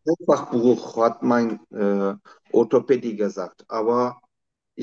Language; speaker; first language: German; non-native, learner; Turkish